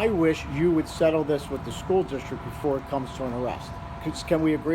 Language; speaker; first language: English; native; English